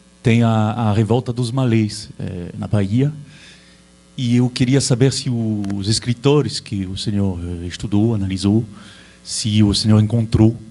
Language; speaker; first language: Portuguese; non-native, fluent; French